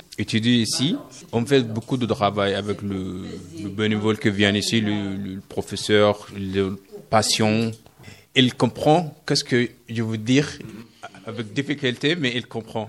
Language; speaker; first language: French; non-native, learner; Arabic